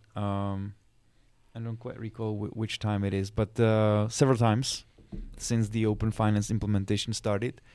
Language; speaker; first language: English; non-native, fluent; Czech